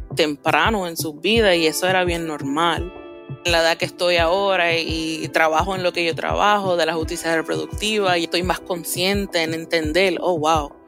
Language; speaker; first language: Spanish; native; Spanish